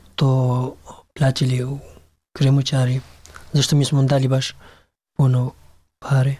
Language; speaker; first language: Serbian; non-native, learner; Pashto